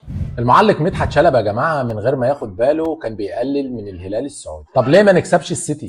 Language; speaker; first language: Arabic; native; Arabic